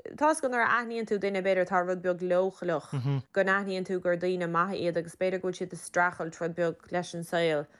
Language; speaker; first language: Irish; native; Irish